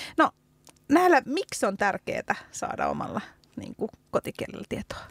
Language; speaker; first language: Finnish; early bilingual, other home language; Hungarian